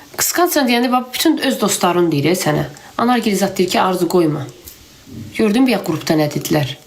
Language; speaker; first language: Azerbaijani; native; Azerbaijani